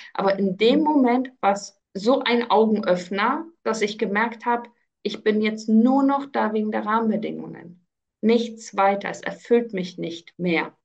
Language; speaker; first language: German; early bilingual, other home language; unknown